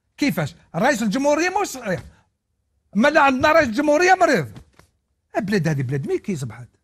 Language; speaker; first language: Arabic; non-native, local second language; Kabyle